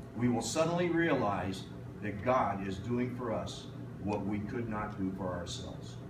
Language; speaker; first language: English; native; English